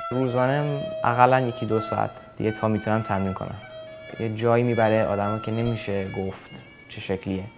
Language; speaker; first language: Persian; early bilingual, heritage; Persian